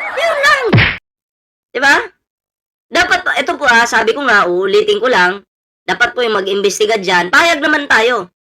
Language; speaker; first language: Filipino; non-native, local second language; Cebuano